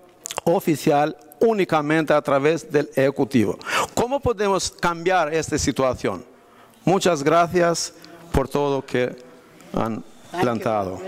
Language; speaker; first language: Spanish; non-native, fluent; Albanian